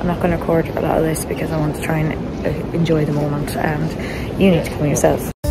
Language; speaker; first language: English; native; English